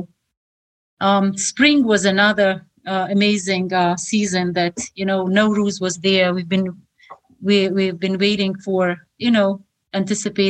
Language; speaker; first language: English; non-native, fluent; Shughni